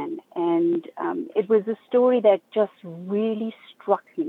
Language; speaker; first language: English; native; English